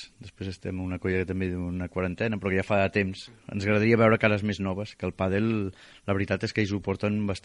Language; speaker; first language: Catalan; native; Catalan